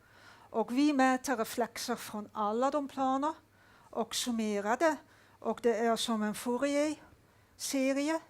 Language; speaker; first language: Swedish; non-native, fluent; Dutch